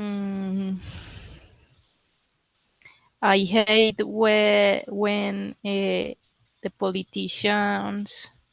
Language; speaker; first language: English; non-native, learner; Spanish